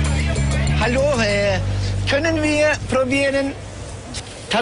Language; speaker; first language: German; non-native, learner; Turkish